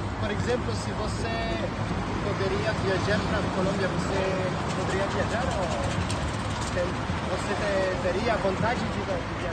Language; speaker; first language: Portuguese; non-native, learner; French